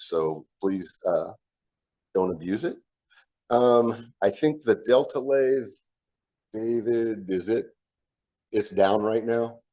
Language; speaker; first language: English; native; English